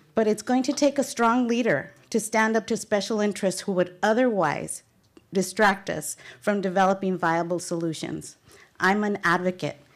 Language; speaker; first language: English; native; English